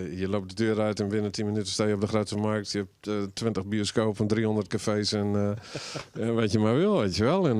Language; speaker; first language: Dutch; native; Dutch